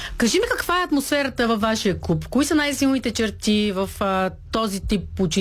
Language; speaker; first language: Bulgarian; native; Bulgarian